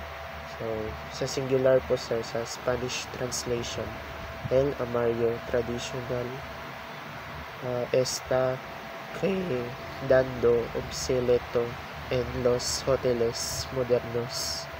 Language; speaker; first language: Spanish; non-native, learner; Filipino